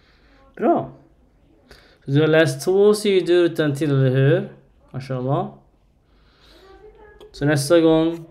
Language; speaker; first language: Swedish; non-native, learner; Arabic